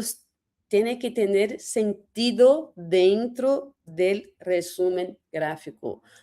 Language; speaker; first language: Spanish; non-native, fluent; Portuguese